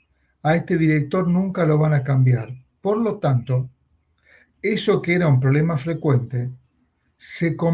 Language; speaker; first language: Spanish; native; Spanish